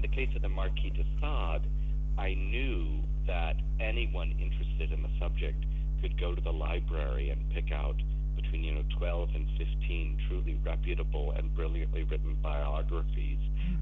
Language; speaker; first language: English; native; English